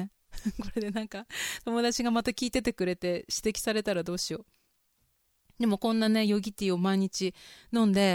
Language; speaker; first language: Japanese; native; Japanese